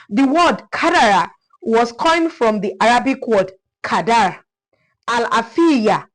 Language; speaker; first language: English; non-native, local second language; Yoruba